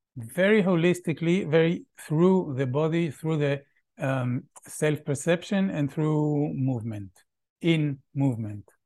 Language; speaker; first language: English; non-native, fluent; Hebrew